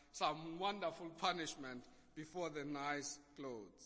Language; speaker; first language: English; non-native, local second language; Xhosa